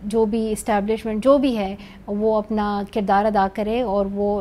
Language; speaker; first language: Urdu; non-native, local second language; Pashto